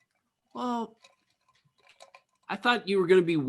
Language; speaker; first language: English; native; English